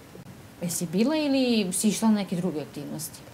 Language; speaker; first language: Serbian; native; Serbian